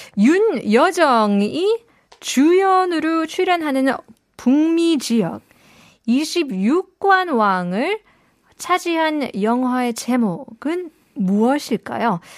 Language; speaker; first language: Korean; native; Korean